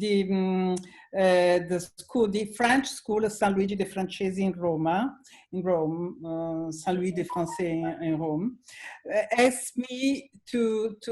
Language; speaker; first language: English; non-native, learner; Italian